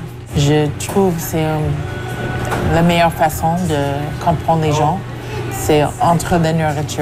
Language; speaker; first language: French; non-native, fluent; English